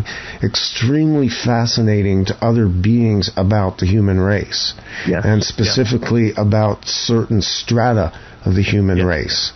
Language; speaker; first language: English; native; English